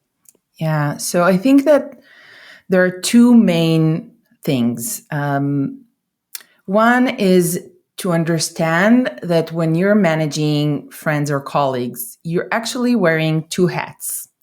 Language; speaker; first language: English; non-native, fluent; Hebrew